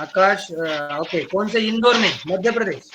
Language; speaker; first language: Hindi; native; Hindi